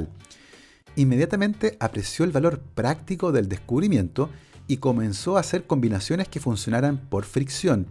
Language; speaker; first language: Spanish; native; Spanish